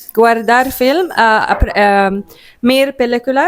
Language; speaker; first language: Spanish; non-native, learner; Arabic